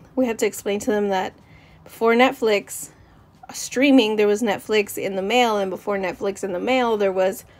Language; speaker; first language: English; native; English